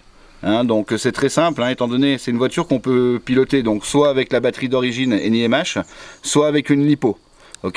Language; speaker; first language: French; native; French